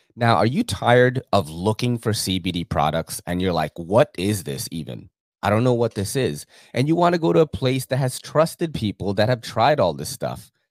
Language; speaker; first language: English; early bilingual, other home language; Filipino